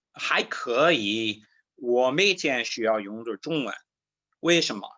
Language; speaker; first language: Chinese; non-native, learner; English